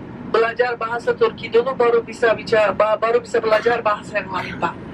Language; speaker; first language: Indonesian; non-native, fluent; Turkish